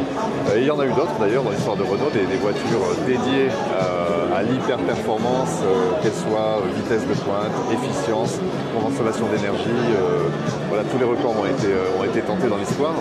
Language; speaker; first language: French; native; French